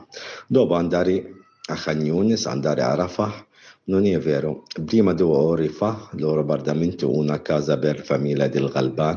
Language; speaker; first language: Italian; non-native, learner; Arabic